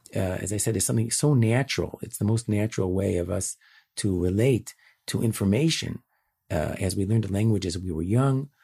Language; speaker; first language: English; native; English